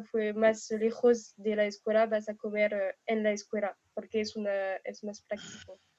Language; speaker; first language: Spanish; non-native, fluent; French